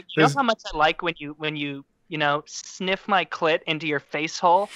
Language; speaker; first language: English; native; English